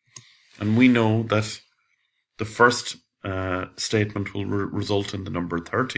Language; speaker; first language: English; native; English